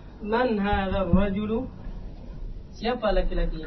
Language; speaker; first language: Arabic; non-native, learner; Indonesian